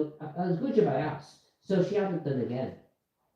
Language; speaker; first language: English; native; English